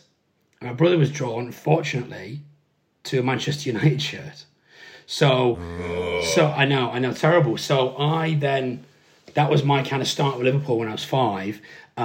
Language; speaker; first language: English; native; English